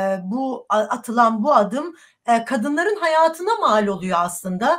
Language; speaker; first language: Turkish; native; Turkish